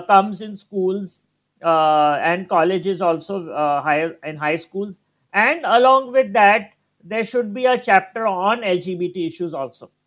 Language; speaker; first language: English; non-native, local second language; Gujarati